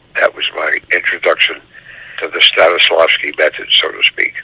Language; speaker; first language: English; native; English